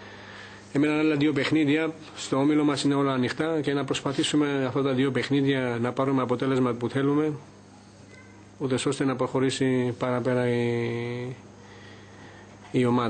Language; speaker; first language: Greek; non-native, fluent; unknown